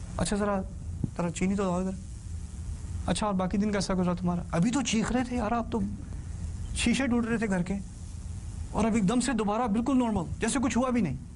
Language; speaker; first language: Urdu; early bilingual, heritage; Urdu